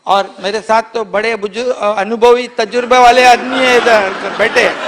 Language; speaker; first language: Hindi; non-native, local second language; Marathi